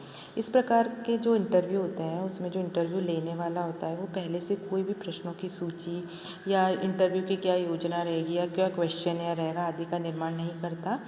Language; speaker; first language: Hindi; native; Hindi